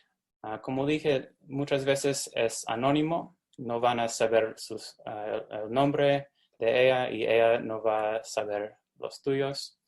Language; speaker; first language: Spanish; non-native, fluent; English